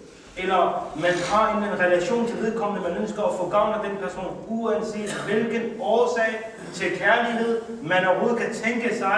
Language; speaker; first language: Danish; early bilingual, other home language; Urdu